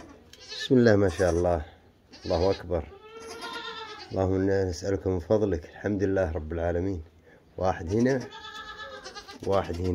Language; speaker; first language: Arabic; native; Arabic